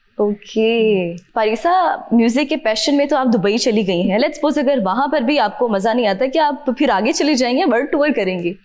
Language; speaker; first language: Urdu; native; Urdu